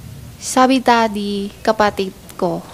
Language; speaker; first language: Filipino; non-native, learner; Chinese